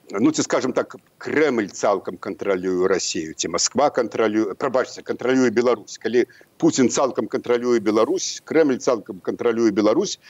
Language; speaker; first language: Belarusian; native; Belarusian